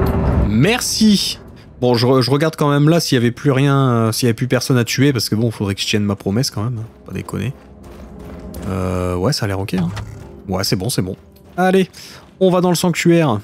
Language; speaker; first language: French; native; French